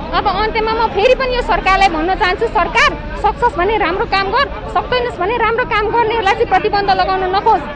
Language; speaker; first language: Nepali; native; Nepali